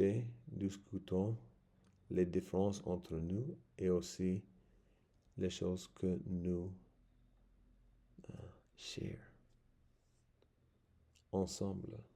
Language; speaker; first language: French; non-native, learner; English